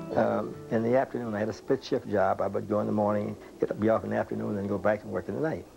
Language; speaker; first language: English; native; English